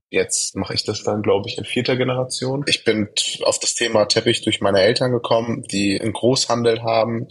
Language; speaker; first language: German; early bilingual, other home language; Persian